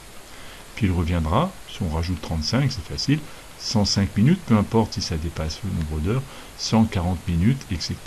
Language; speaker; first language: French; native; French